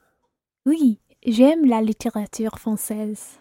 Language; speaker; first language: French; non-native, learner; English